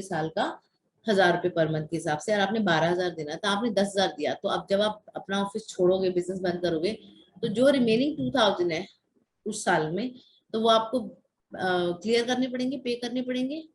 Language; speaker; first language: Hindi; native; Hindi